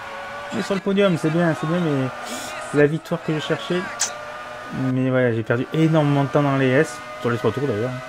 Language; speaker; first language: French; native; French